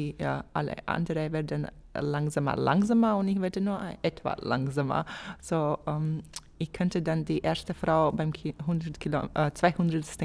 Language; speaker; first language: German; non-native, fluent; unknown